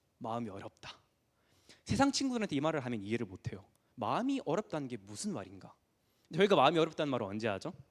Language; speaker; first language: Korean; early bilingual, heritage; Korean